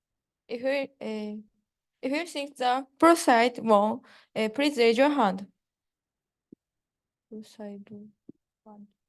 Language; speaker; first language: English; non-native, fluent; Japanese